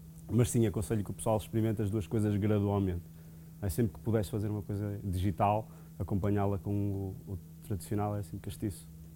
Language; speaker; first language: Portuguese; native; Portuguese